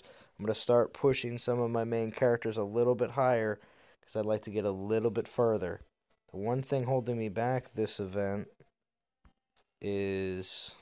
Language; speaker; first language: English; native; English